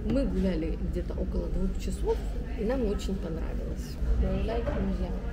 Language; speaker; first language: Russian; native; Russian